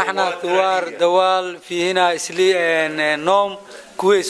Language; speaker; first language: Arabic; non-native, learner; Somali